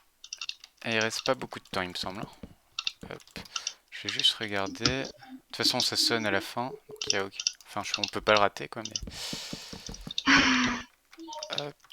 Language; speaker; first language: French; native; French